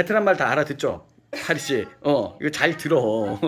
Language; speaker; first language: Korean; native; Korean